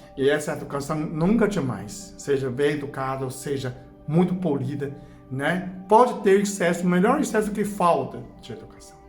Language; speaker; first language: Portuguese; non-native, fluent; Chinese